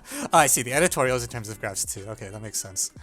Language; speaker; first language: English; native; English